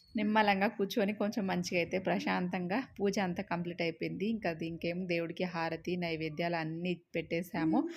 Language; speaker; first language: Telugu; native; Telugu